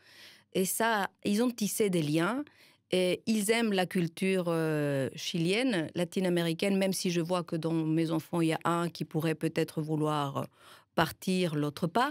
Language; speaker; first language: French; non-native, fluent; Spanish